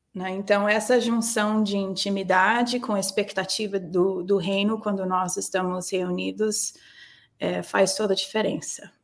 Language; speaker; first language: Portuguese; non-native, fluent; English